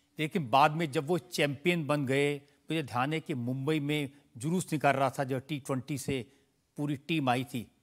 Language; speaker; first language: Hindi; native; Hindi